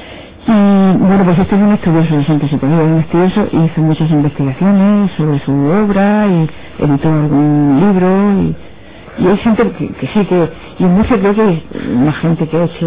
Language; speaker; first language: Spanish; native; Spanish